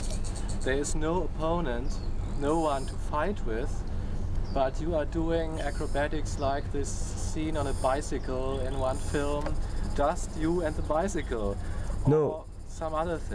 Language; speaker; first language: English; non-native, fluent; German